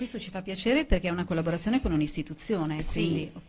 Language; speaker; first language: Italian; native; Italian